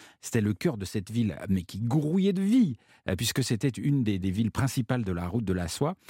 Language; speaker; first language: French; native; French